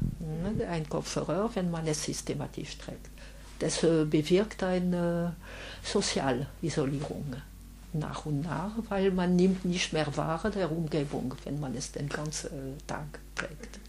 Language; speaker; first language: German; non-native, fluent; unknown